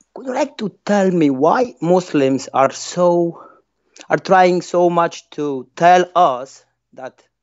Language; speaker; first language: English; non-native, fluent; Romanian